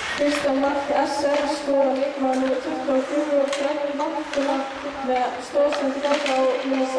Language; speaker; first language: Icelandic; native; Icelandic